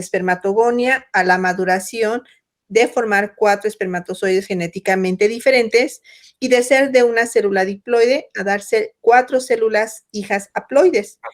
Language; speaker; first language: Spanish; native; Spanish